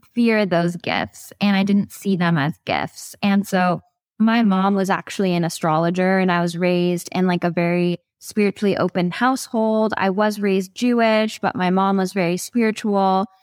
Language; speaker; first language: English; native; English